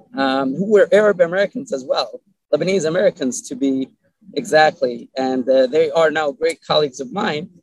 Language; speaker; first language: English; early bilingual, other home language; Arabic